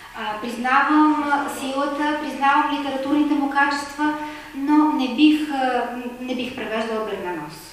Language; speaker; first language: Bulgarian; native; Bulgarian